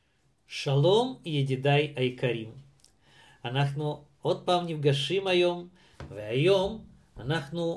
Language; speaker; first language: Hebrew; non-native, fluent; Russian